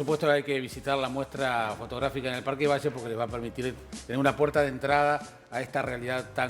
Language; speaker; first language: Spanish; native; Spanish